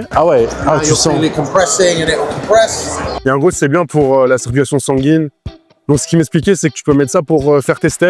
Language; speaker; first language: French; native; French